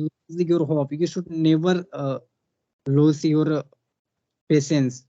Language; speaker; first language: English; non-native, learner; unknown